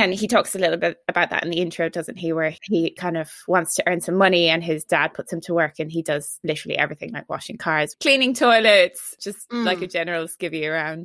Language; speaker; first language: English; native; English